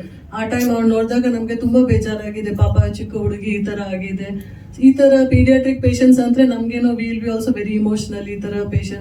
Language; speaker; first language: Kannada; non-native, fluent; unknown